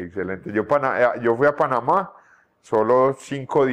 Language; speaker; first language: Spanish; native; Spanish